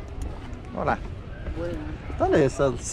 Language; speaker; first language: Spanish; non-native, learner; English